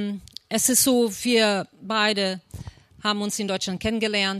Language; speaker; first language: German; early bilingual, other home language; Portuguese